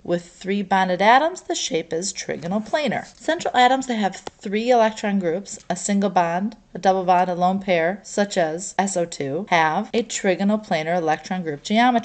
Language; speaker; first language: English; native; English